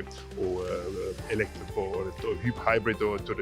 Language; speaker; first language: Portuguese; non-native, fluent; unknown